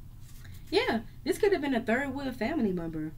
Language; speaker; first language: English; native; English